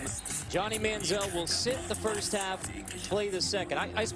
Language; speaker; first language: English; native; English